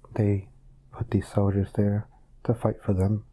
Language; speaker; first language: English; native; English